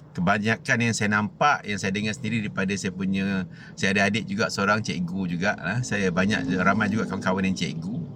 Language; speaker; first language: Malay; native; Malay